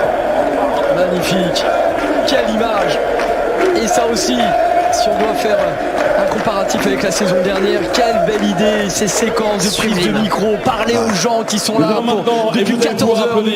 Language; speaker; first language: French; native; French